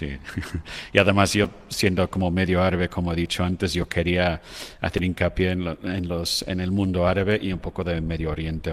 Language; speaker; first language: Spanish; non-native, fluent; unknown